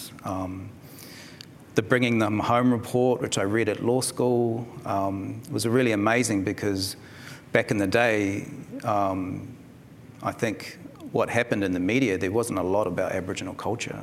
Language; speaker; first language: English; native; English